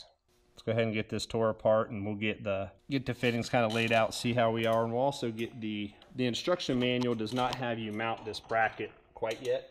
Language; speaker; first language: English; native; English